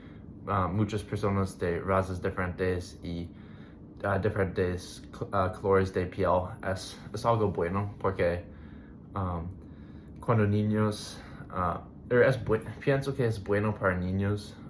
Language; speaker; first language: Spanish; non-native, learner; English